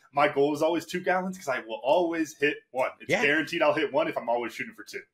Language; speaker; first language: English; native; English